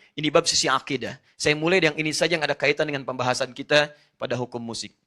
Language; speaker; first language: Indonesian; non-native, fluent; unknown